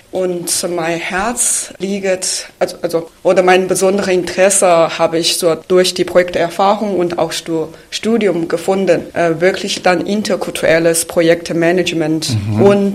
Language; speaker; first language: German; non-native, fluent; Chinese